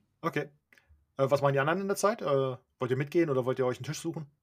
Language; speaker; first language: German; native; German